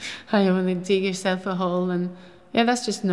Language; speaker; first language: English; non-native, fluent; Norwegian